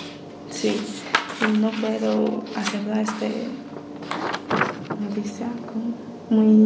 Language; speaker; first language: Spanish; non-native, learner; Chinese